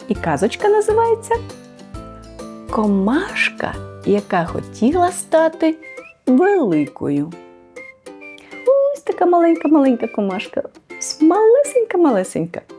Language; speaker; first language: Ukrainian; native; Ukrainian